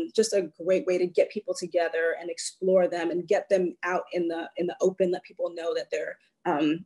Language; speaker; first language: English; native; English